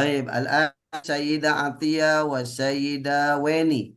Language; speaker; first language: Arabic; non-native, fluent; Indonesian